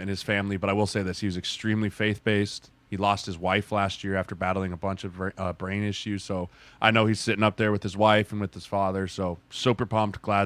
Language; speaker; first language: English; native; English